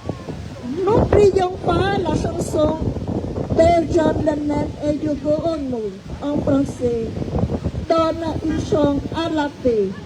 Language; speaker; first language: French; non-native, fluent; Khmer